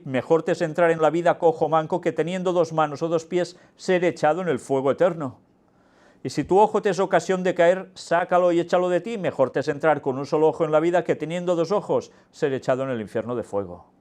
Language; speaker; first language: Spanish; native; Spanish